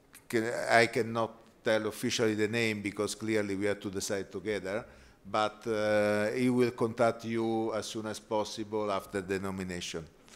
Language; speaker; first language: English; non-native, fluent; Italian